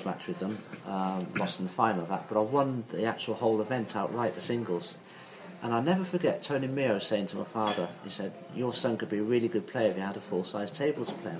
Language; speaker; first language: English; native; English